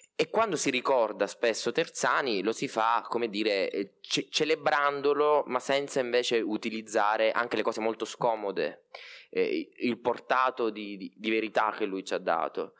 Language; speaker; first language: Italian; native; Italian